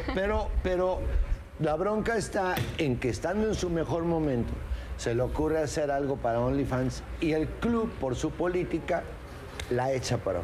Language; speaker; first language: Spanish; native; Spanish